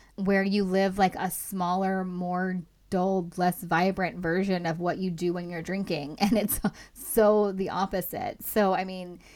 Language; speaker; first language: English; native; English